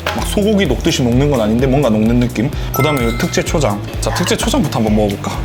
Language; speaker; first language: Korean; native; Korean